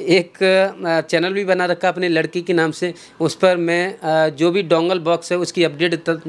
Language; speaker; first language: Hindi; native; Hindi